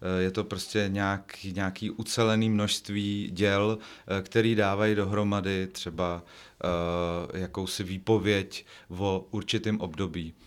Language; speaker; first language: Czech; native; Czech